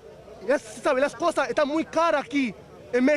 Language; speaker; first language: Spanish; non-native, fluent; Haitian Creole